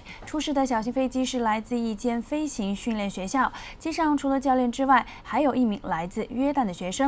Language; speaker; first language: Chinese; non-native, local second language; Cantonese